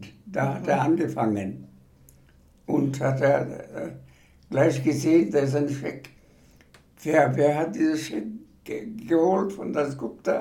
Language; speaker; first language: German; non-native, fluent; Bangla